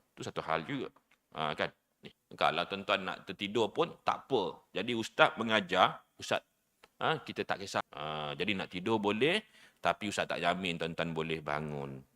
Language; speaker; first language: Malay; native; Malay